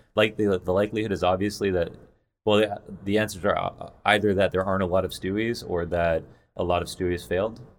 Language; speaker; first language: English; native; English